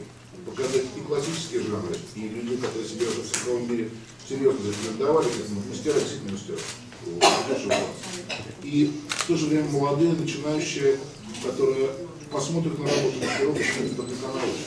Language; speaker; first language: Russian; native; Russian